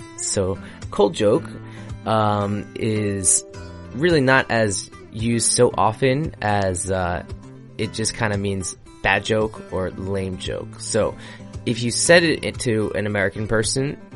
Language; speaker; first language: English; native; English